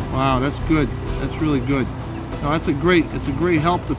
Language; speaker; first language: English; native; English